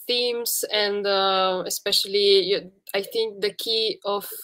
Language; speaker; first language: English; non-native, fluent; Italian